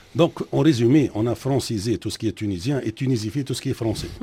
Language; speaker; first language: French; non-native, local second language; Arabic